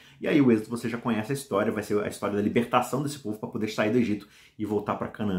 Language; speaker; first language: Portuguese; native; Portuguese